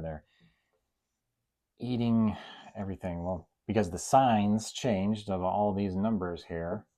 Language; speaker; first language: English; native; English